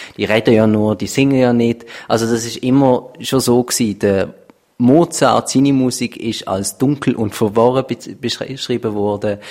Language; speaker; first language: German; native; German